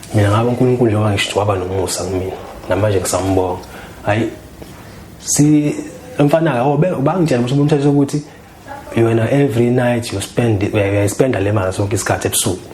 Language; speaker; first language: Zulu; native; Zulu